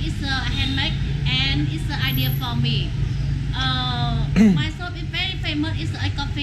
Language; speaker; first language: English; non-native, learner; Vietnamese